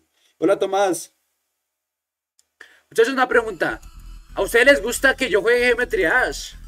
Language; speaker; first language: Spanish; native; Spanish